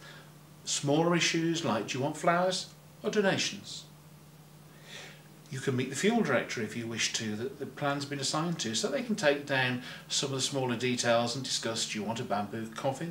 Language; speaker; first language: English; native; English